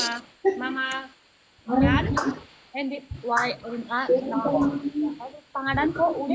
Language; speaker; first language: Filipino; non-native, learner; Chinese